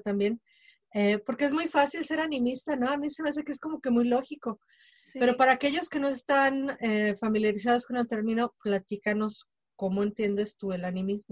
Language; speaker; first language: Spanish; native; Spanish